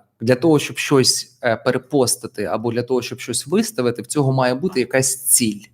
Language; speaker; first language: Ukrainian; non-native, local second language; Russian